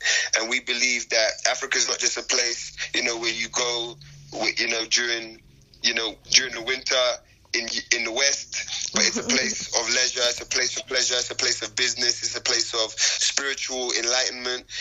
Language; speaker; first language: English; native; English